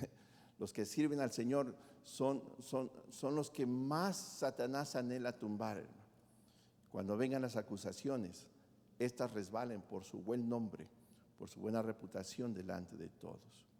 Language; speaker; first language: Spanish; native; Spanish